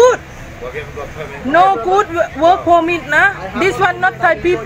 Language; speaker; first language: English; non-native, learner; Thai